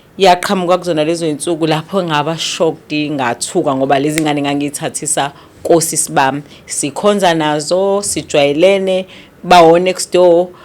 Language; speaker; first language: Zulu; native; Zulu